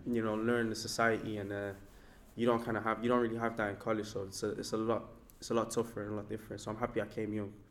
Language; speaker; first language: English; non-native, local second language; Yoruba